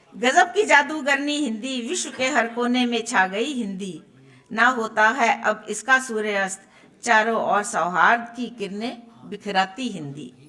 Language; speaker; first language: Hindi; native; Hindi